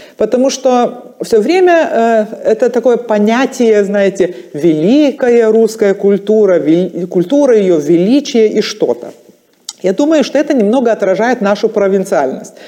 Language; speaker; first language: Russian; non-native, local second language; Lithuanian